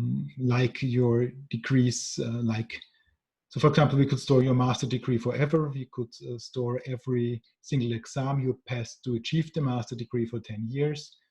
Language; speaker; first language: English; non-native, fluent; German